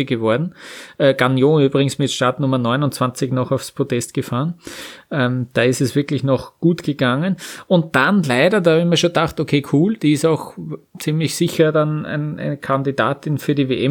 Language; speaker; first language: German; native; German